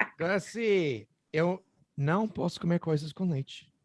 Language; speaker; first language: Portuguese; non-native, fluent; English